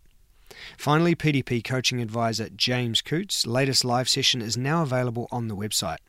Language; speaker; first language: English; native; English